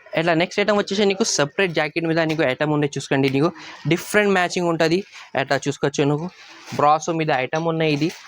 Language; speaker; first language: Telugu; non-native, local second language; Urdu